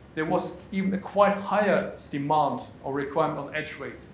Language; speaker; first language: English; non-native, fluent; German